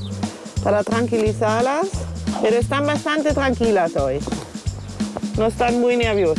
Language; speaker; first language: Spanish; non-native, fluent; German